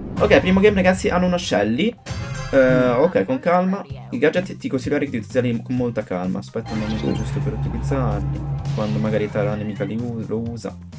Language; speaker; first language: Italian; native; Italian